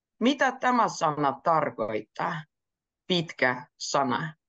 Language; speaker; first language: Finnish; native; Finnish